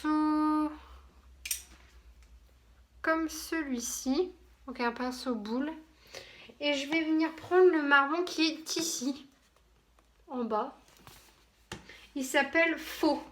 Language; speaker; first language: French; native; French